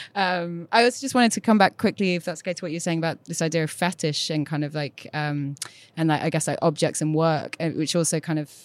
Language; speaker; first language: English; native; English